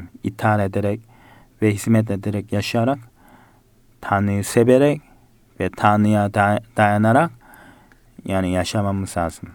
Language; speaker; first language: Turkish; non-native, fluent; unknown